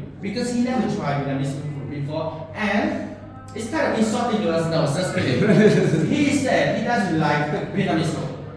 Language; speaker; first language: English; non-native, learner; Vietnamese